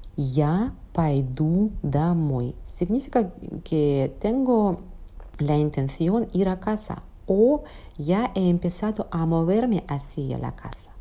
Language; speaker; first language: Spanish; non-native, fluent; Russian